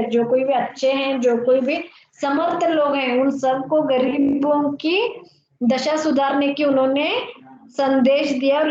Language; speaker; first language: Hindi; non-native, local second language; Kannada